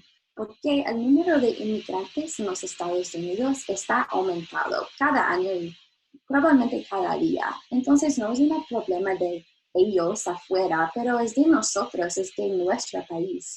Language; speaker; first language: Spanish; non-native, learner; English